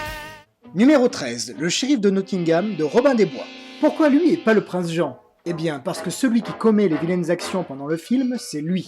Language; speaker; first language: French; native; French